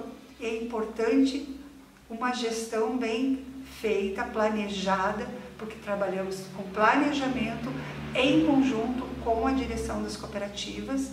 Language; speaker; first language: Portuguese; native; Portuguese